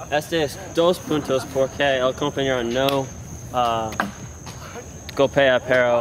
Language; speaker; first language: Spanish; non-native, learner; English